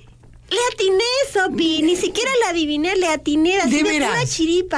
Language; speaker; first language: Spanish; native; Spanish